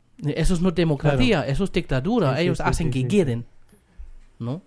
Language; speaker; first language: Spanish; non-native, fluent; German